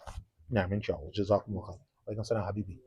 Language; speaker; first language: Arabic; non-native, fluent; English